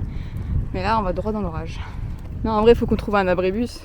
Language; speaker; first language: French; native; French